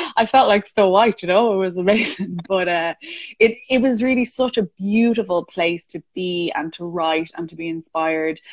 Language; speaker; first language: English; native; English